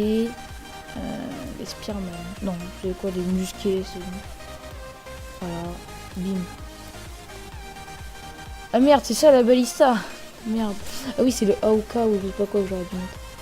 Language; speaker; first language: French; native; French